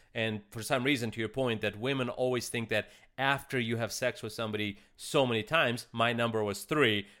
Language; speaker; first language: English; early bilingual, other home language; Russian